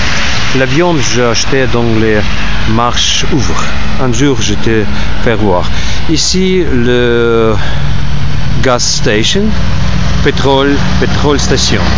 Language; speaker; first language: French; non-native, learner; Ukrainian